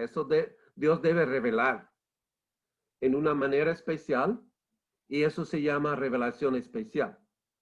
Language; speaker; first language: Spanish; non-native, fluent; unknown